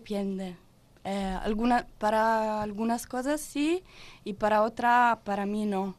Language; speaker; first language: Spanish; non-native, learner; Italian